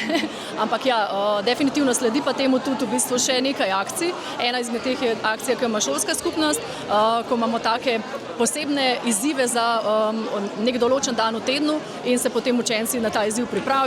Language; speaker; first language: Slovenian; native; Slovenian